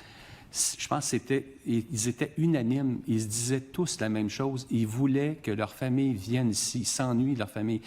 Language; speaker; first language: French; native; French